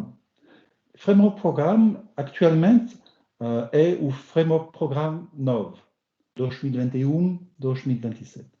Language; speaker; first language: Portuguese; non-native, learner; French